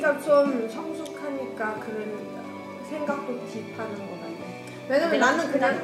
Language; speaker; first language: Korean; non-native, learner; Chinese